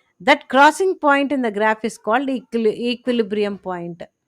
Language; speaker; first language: English; non-native, local second language; Telugu